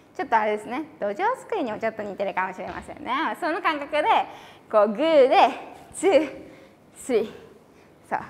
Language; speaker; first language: Japanese; native; Japanese